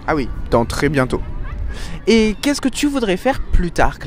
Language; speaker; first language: French; native; French